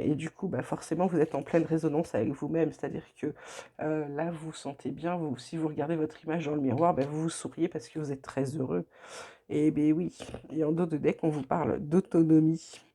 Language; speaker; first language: French; native; French